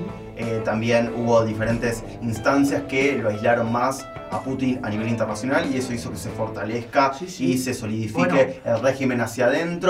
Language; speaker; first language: Spanish; native; Spanish